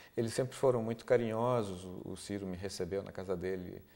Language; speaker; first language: Portuguese; early bilingual, other home language; Spanish